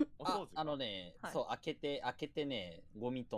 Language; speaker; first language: Japanese; native; Japanese